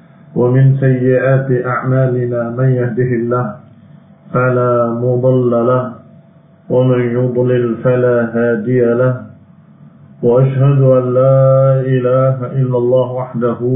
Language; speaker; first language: Arabic; non-native, fluent; Indonesian